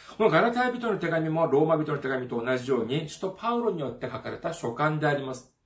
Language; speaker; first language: Japanese; non-native, fluent; Korean